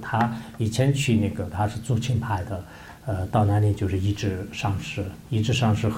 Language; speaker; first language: Chinese; non-native, local second language; Tibetan